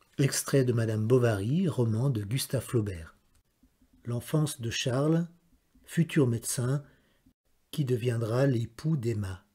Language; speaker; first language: French; native; French